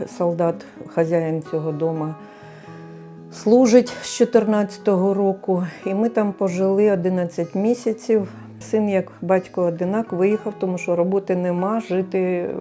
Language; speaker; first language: Ukrainian; non-native, local second language; Russian